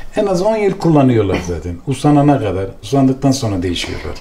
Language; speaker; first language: Turkish; native; Turkish